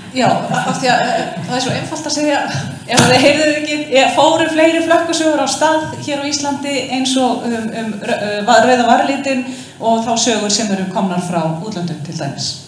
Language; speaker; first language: Icelandic; native; Icelandic